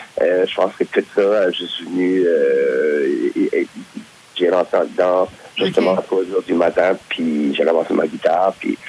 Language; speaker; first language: French; native; French